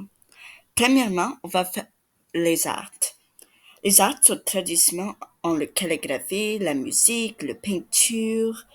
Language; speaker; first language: French; non-native, learner; English